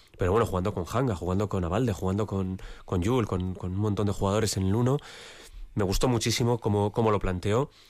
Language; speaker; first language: Spanish; native; Spanish